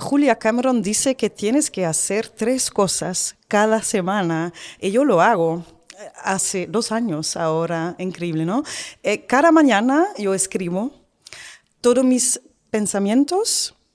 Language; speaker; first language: Spanish; non-native, learner; Dutch